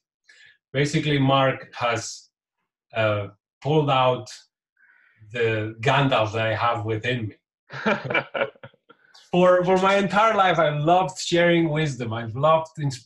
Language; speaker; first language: English; non-native, fluent; Catalan